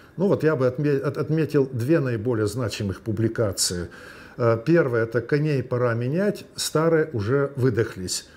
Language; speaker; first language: Russian; native; Russian